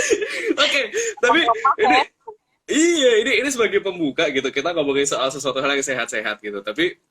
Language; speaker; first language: Indonesian; native; Indonesian